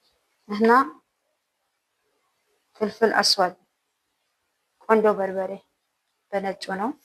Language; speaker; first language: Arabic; non-native, learner; Amharic